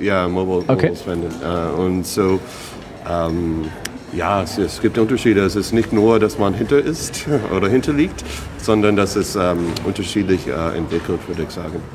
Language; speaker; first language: German; non-native, fluent; English